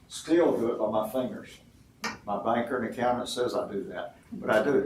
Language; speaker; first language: English; native; English